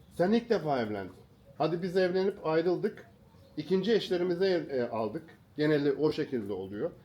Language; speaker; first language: Turkish; native; Turkish